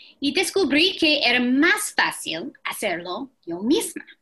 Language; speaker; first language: Spanish; non-native, fluent; English